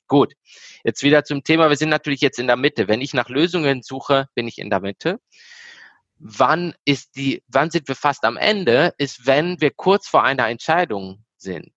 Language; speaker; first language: German; early bilingual, heritage; German